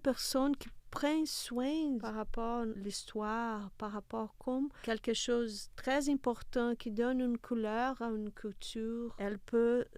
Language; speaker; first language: French; non-native, fluent; Portuguese